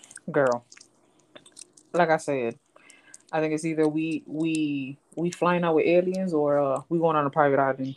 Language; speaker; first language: English; early bilingual, other home language; Spanish